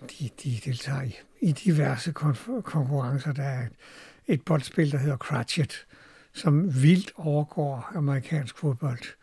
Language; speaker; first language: Danish; native; Danish